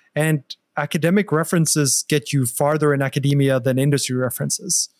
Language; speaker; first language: English; non-native, fluent; Norwegian